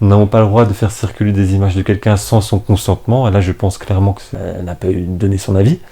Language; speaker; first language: French; native; French